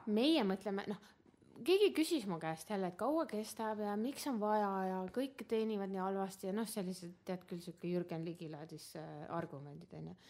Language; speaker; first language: Estonian; native; Estonian